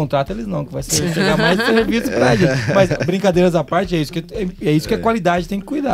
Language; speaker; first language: Portuguese; native; Portuguese